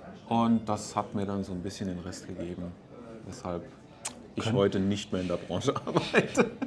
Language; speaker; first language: German; native; German